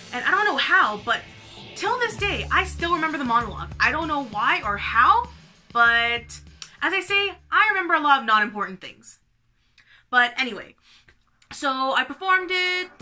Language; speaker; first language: English; native; English